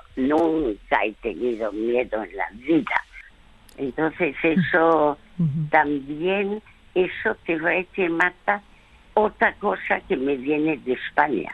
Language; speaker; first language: Spanish; early bilingual, other home language; French